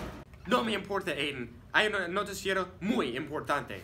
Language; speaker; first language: Spanish; non-native, learner; English